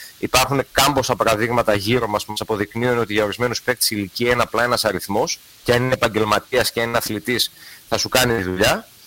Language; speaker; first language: Greek; native; Greek